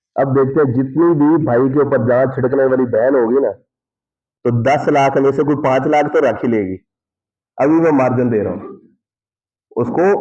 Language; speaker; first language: Urdu; non-native, local second language; Punjabi